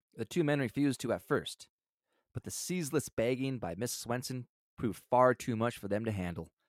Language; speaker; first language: English; native; English